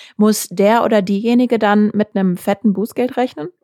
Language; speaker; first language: German; native; German